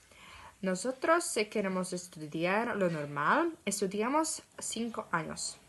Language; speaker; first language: Spanish; non-native, learner; Slovak